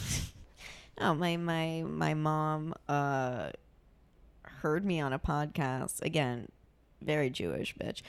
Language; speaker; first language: English; native; English